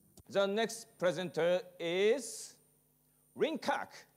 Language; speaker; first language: English; non-native, fluent; Japanese